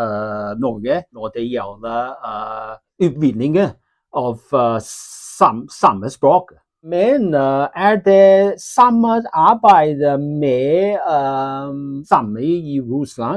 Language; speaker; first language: Norwegian; non-native, learner; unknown